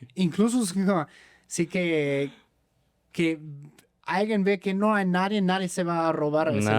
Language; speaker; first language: Spanish; non-native, fluent; German